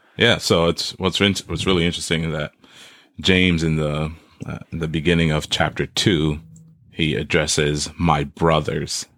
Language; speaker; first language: English; native; English